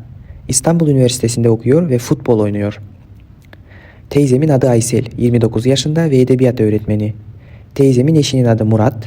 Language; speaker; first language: Turkish; non-native, fluent; Kyrgyz